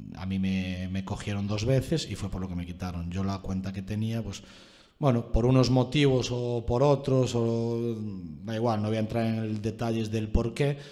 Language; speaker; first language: Spanish; native; Spanish